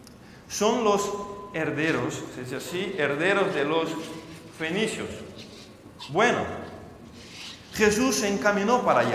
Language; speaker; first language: Spanish; non-native, fluent; Portuguese